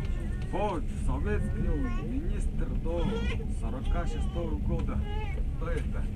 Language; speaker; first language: Russian; non-native, local second language; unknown